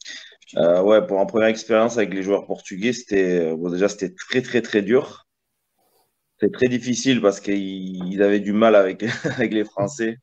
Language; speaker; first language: French; early bilingual, other home language; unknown